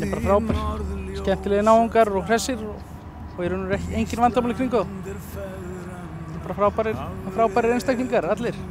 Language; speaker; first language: Icelandic; native; Icelandic